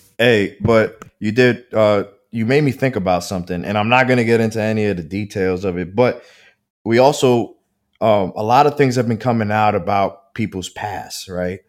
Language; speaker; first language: English; early bilingual, other home language; Spanish